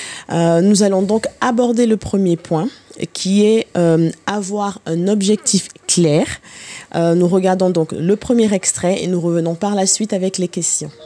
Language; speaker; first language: French; native; French